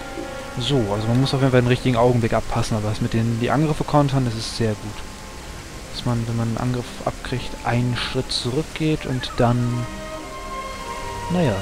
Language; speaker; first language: German; native; German